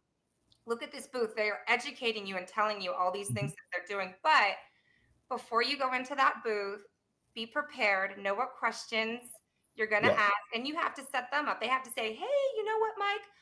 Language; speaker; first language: English; native; English